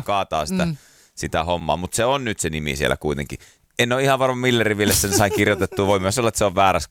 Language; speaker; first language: Finnish; native; Finnish